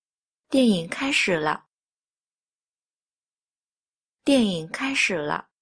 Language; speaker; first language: Chinese; non-native, fluent; Vietnamese